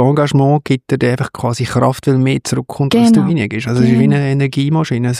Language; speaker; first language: German; native; German